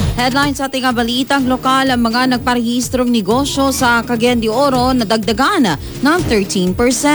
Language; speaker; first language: Filipino; non-native, local second language; Cebuano